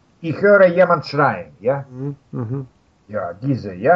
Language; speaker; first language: German; non-native, fluent; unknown